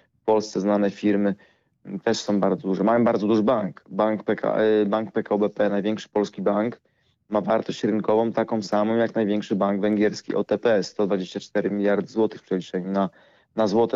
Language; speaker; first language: Polish; native; Polish